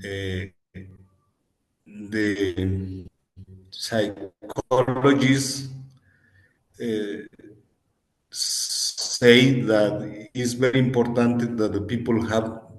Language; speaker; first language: English; non-native, learner; Spanish